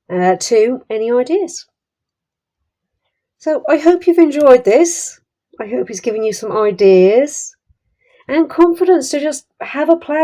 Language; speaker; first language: English; native; English